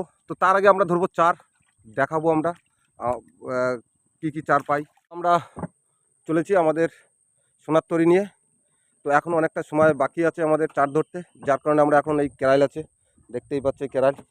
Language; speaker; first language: Bangla; native; Bangla